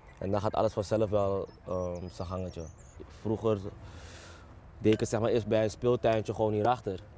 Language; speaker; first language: Dutch; early bilingual, other home language; Papiamento